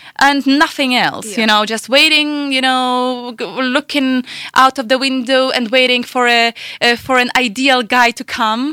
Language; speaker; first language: English; non-native, fluent; Polish